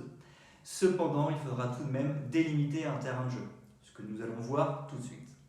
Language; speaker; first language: French; native; French